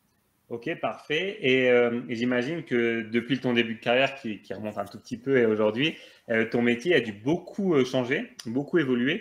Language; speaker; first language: French; native; French